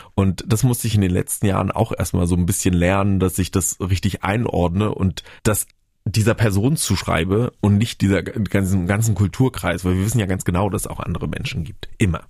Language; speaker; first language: German; native; German